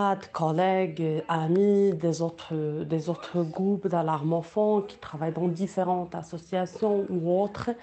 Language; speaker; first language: French; non-native, local second language; Arabic